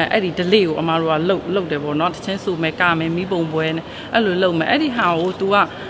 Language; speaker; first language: Burmese; non-native, local second language; Shwe Palaung